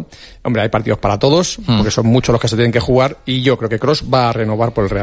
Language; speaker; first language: Spanish; native; Spanish